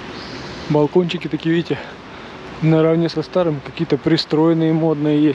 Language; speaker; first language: Russian; native; Russian